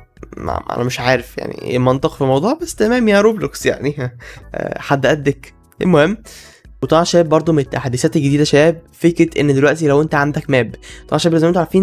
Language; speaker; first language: Arabic; native; Arabic